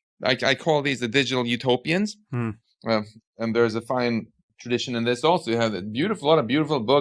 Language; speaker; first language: English; non-native, fluent; Swedish